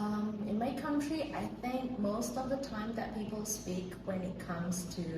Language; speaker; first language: English; non-native, fluent; Indonesian